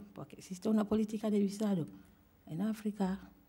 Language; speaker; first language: Spanish; non-native, fluent; French